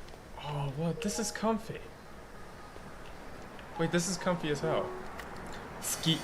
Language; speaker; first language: English; native; English